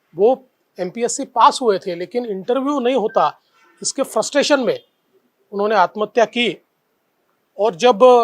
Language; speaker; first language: Hindi; non-native, local second language; Marathi